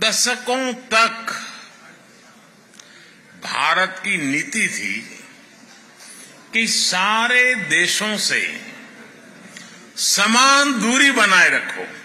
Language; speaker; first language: Hindi; non-native, local second language; Gujarati